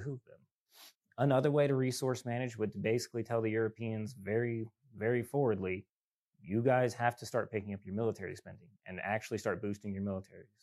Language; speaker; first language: English; native; English